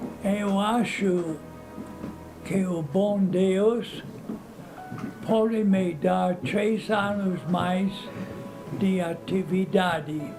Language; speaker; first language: Portuguese; non-native, fluent; English